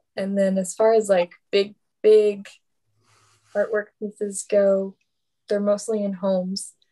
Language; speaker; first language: English; native; English